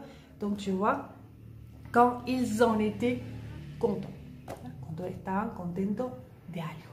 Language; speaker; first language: French; native; French